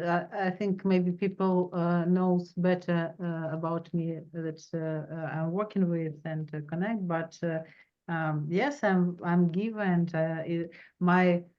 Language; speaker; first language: English; non-native, learner; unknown